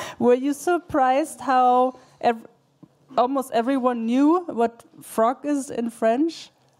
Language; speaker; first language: English; non-native, fluent; German